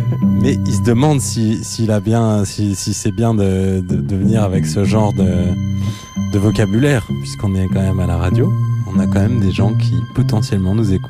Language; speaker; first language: French; native; French